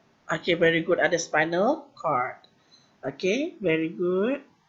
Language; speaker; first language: English; non-native, local second language; Malay